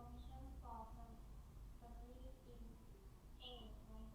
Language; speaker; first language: English; non-native, learner; Thai